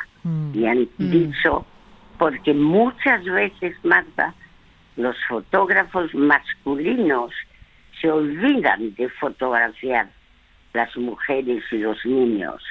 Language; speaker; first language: Spanish; early bilingual, other home language; French